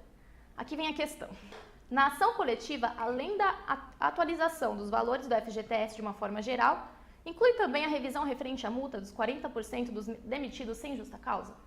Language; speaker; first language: Portuguese; native; Portuguese